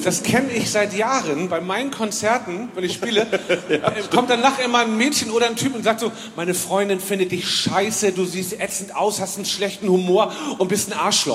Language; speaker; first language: German; native; German